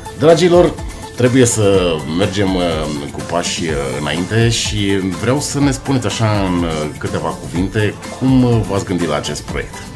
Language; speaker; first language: Romanian; native; Romanian